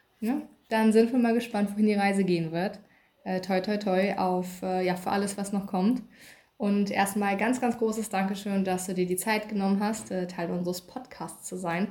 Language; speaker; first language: German; native; German